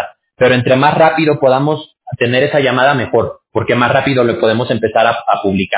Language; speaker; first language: Spanish; native; Spanish